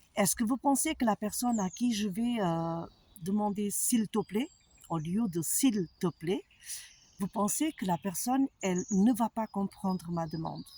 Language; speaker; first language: French; non-native, fluent; Portuguese